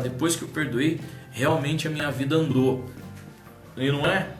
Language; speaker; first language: Portuguese; native; Portuguese